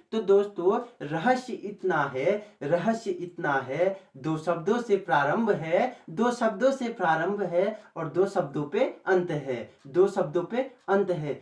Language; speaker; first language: Hindi; native; Hindi